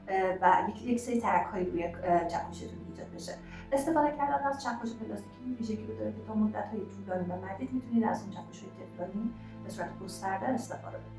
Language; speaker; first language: Persian; native; Persian